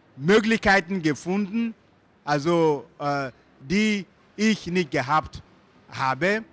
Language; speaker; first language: German; non-native, fluent; Igbo